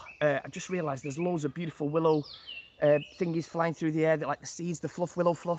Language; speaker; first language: English; native; English